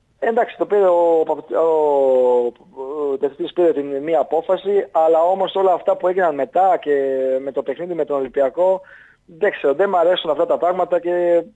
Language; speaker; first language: Greek; non-native, fluent; Serbian